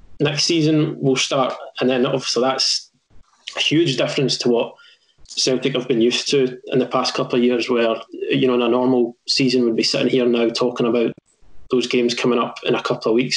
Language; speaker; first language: English; native; English